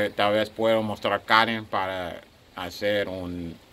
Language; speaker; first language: Spanish; non-native, learner; English